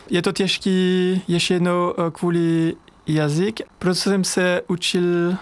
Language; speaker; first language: Czech; non-native, learner; French